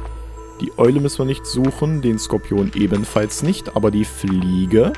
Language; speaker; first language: German; native; German